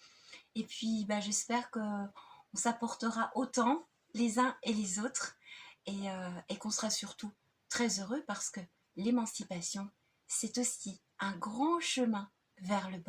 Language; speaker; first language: French; native; French